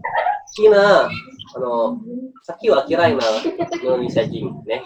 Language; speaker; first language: Japanese; non-native, learner; Indonesian